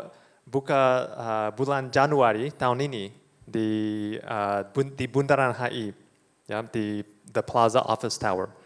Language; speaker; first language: Indonesian; non-native, fluent; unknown